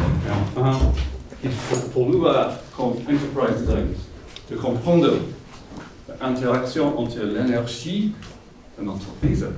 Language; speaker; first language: French; non-native, fluent; English